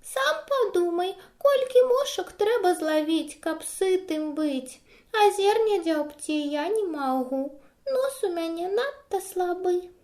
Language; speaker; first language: Belarusian; non-native, local second language; Russian